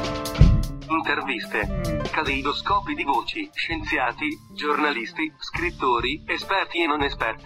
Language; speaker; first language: Italian; native; Italian